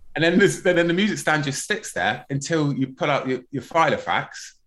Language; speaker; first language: English; native; English